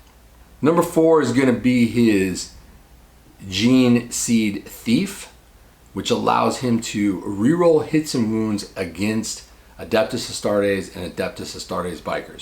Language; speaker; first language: English; native; English